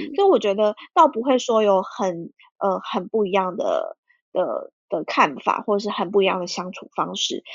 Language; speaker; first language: Chinese; early bilingual, heritage; Chinese